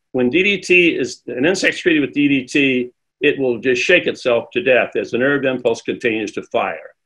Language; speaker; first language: English; native; English